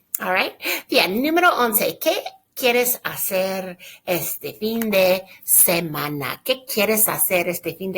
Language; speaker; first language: Spanish; non-native, fluent; English